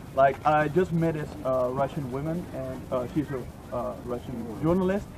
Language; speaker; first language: English; non-native, fluent; Dutch